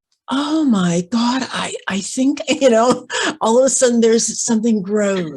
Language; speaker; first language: English; native; English